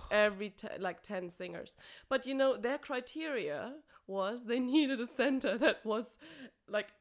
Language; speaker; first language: English; non-native, fluent; German